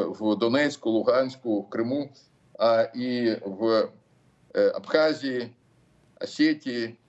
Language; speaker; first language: Ukrainian; non-native, local second language; Russian